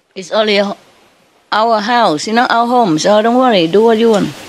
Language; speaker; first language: English; non-native, fluent; Vietnamese